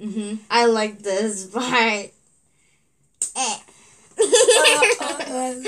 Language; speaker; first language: English; non-native, learner; Korean